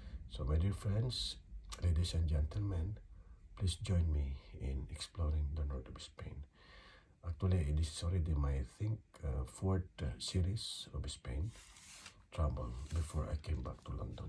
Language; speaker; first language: English; non-native, local second language; Filipino